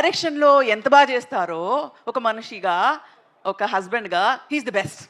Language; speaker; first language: Telugu; non-native, local second language; Tamil